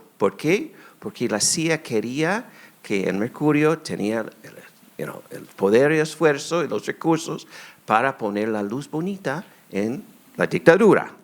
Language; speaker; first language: Spanish; non-native, fluent; English